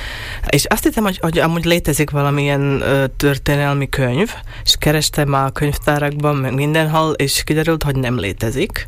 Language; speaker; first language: Hungarian; non-native, local second language; Slovak